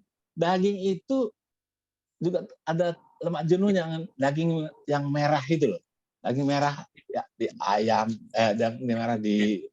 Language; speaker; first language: Malay; native; Malay